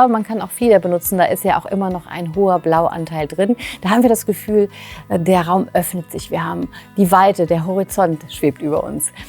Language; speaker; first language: German; native; German